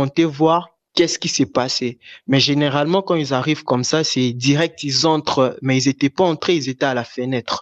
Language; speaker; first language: French; non-native, local second language; Lingala